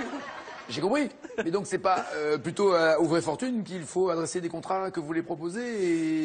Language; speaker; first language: French; native; French